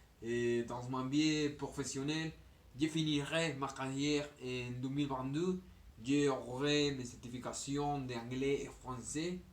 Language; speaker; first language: French; non-native, learner; Spanish